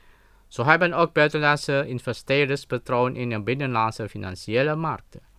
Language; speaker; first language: Dutch; non-native, fluent; Indonesian